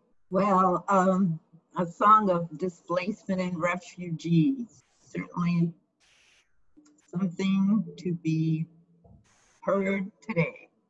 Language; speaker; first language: English; early bilingual, other home language; Ukrainian